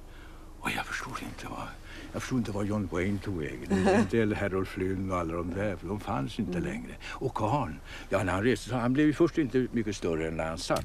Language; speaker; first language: Swedish; native; Swedish